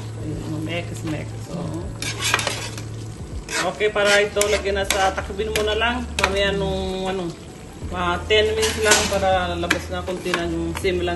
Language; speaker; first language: Filipino; non-native, learner; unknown